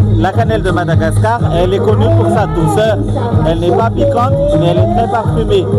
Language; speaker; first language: French; non-native, local second language; Malagasy